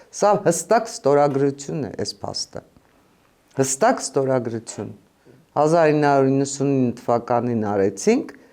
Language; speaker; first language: Armenian; native; Armenian